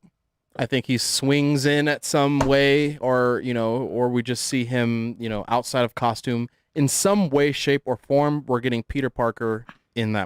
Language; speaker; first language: English; native; English